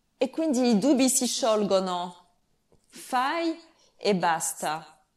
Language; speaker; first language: Italian; non-native, fluent; French